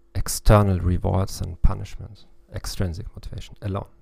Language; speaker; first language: English; non-native, fluent; German